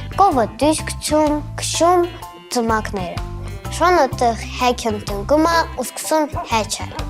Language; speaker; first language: Armenian; native; Armenian